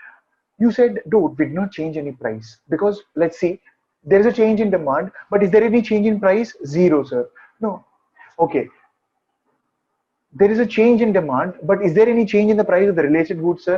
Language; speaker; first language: English; non-native, local second language; Hindi